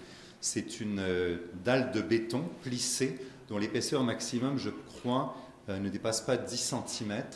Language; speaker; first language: French; native; French